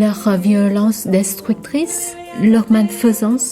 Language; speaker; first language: French; non-native, fluent; Vietnamese